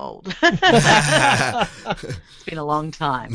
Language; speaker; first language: English; native; English